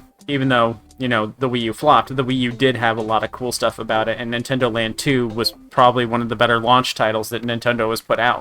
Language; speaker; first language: English; native; English